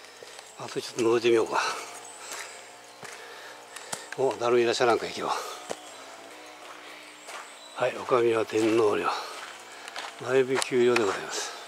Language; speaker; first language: Japanese; native; Japanese